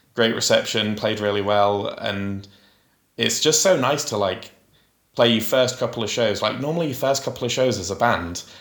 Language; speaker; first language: English; native; English